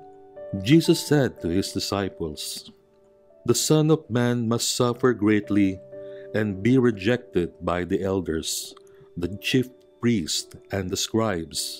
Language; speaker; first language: English; non-native, local second language; Filipino